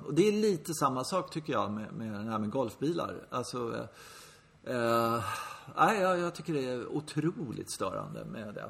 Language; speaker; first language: Swedish; native; Swedish